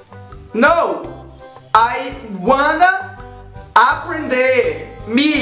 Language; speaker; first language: English; non-native, learner; Portuguese